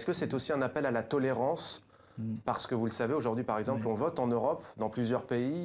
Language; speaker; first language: French; native; French